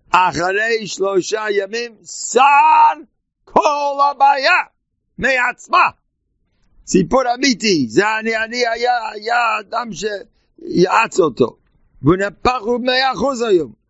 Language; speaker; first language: Hebrew; non-native, fluent; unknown